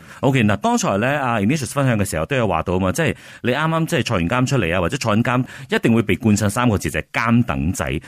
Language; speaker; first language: Cantonese; native; Cantonese